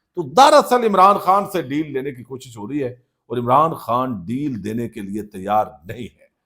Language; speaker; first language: Urdu; non-native, local second language; Punjabi